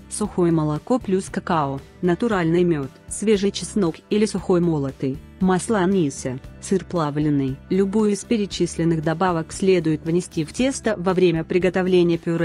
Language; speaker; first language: Russian; native; Russian